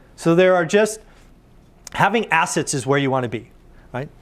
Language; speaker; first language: English; native; English